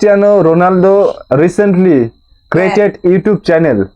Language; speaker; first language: English; non-native, local second language; Bangla